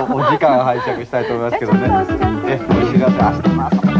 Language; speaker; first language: Japanese; native; Japanese